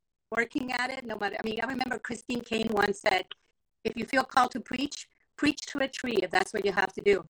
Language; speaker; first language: English; non-native, fluent; Spanish